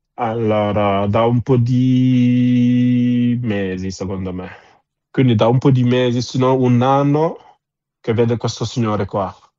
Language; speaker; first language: Italian; non-native, fluent; Wolof